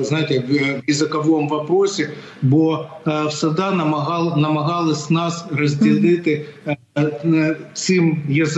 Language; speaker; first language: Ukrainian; non-native, local second language; Russian